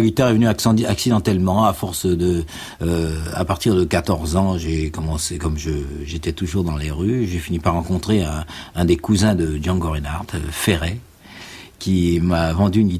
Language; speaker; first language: French; native; French